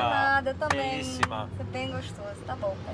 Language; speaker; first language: Portuguese; native; Portuguese